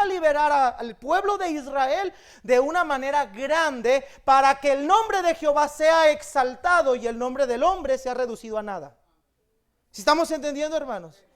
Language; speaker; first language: Spanish; native; Spanish